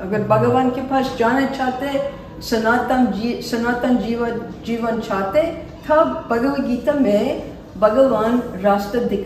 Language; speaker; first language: Hindi; non-native, fluent; English